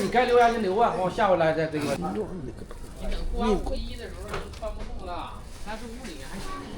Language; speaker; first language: Chinese; native; Chinese